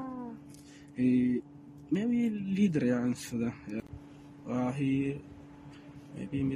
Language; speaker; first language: English; non-native, learner; Arabic